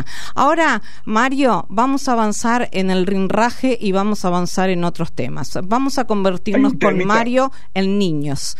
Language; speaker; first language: Spanish; native; Spanish